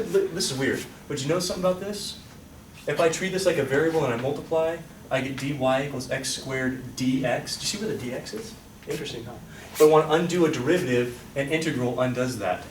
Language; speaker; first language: English; native; English